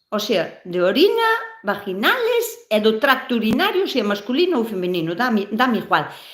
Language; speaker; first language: Galician; native; Galician